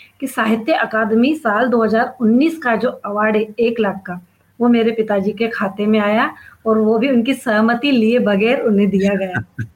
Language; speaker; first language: Hindi; non-native, local second language; Sindhi